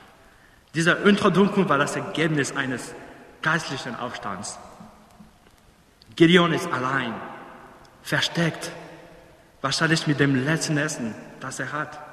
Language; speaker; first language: German; non-native, fluent; English